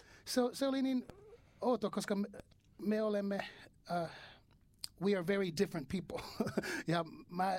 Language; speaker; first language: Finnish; non-native, learner; English